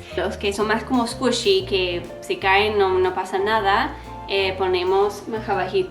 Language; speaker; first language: Spanish; non-native, learner; English